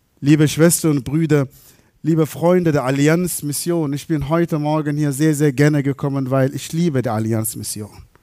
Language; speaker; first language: German; non-native, fluent; Arabic